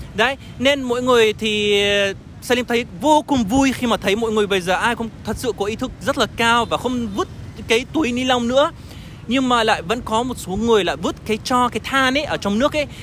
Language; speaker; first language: Vietnamese; non-native, fluent; Arabic